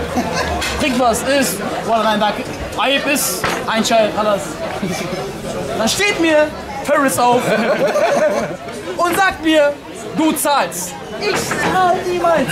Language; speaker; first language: German; native; German